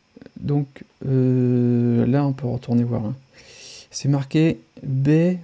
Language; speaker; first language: French; native; French